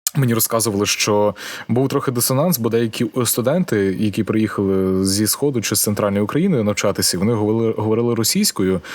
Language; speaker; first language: Ukrainian; native; Ukrainian